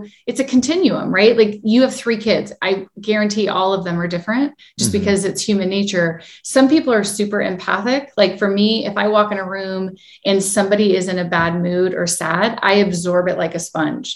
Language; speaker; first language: English; native; English